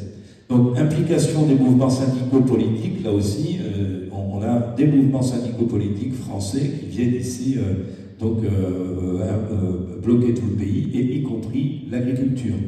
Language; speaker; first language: French; native; French